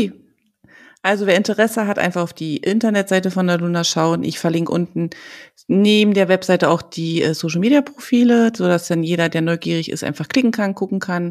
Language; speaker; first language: German; native; German